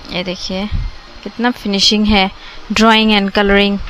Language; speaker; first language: Hindi; non-native, local second language; Bangla